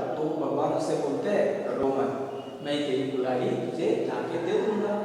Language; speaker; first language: Hindi; non-native, local second language; Marathi